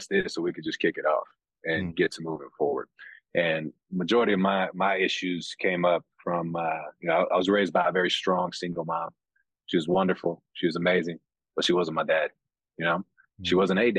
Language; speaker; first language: English; native; English